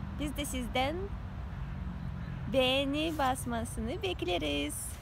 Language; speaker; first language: Turkish; non-native, learner; Russian